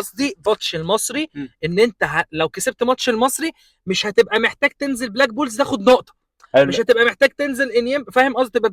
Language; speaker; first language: Arabic; native; Arabic